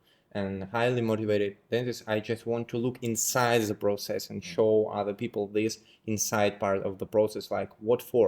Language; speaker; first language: English; non-native, fluent; Russian